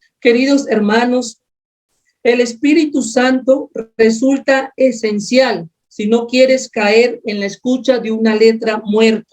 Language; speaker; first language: Spanish; native; Spanish